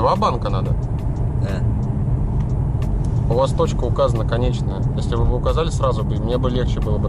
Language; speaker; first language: Russian; native; Russian